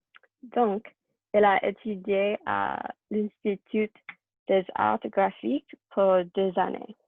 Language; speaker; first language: French; non-native, learner; English